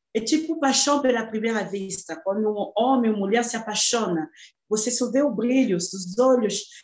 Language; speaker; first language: Portuguese; non-native, fluent; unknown